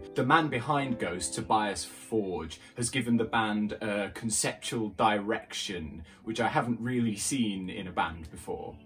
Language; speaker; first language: English; native; English